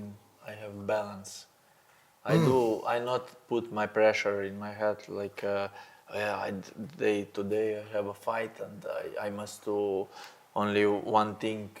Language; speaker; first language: English; non-native, learner; Slovenian